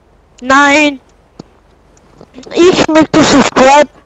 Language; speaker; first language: German; non-native, learner; Danish